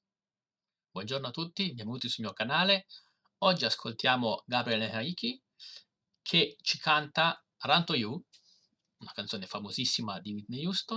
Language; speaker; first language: Italian; native; Italian